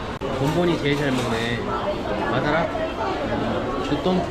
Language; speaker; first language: Korean; native; Korean